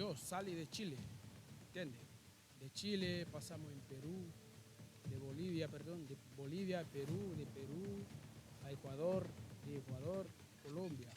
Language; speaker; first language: Spanish; non-native, learner; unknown